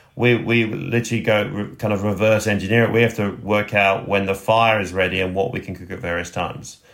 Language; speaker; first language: English; native; English